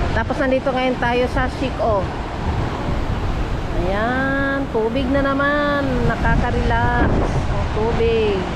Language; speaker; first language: Filipino; native; Filipino